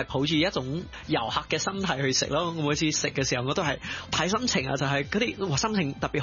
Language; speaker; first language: Cantonese; early bilingual, heritage; Cantonese